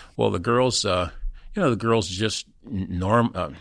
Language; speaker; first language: English; native; English